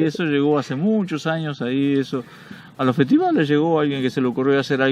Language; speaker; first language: Spanish; native; Spanish